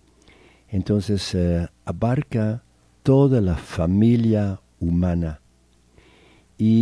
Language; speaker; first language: Spanish; non-native, fluent; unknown